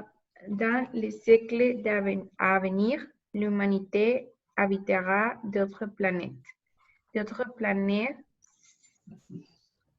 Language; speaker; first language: French; non-native, learner; Spanish